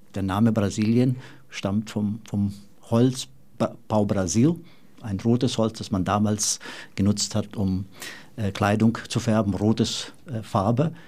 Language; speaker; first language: German; non-native, fluent; Portuguese